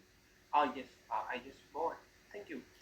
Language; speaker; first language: English; non-native, learner; Vietnamese